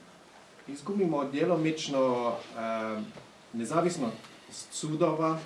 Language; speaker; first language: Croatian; early bilingual, heritage; Croatian